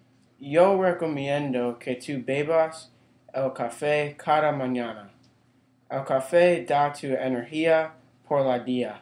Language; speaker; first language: Spanish; non-native, learner; English